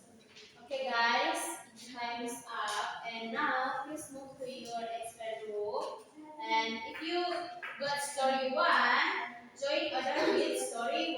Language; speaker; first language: English; non-native, learner; Indonesian